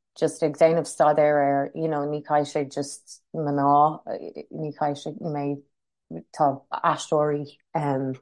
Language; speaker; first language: Irish; non-native, local second language; English